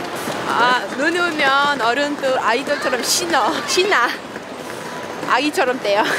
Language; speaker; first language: Korean; non-native, learner; Spanish